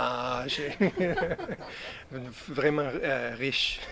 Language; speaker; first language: French; non-native, fluent; English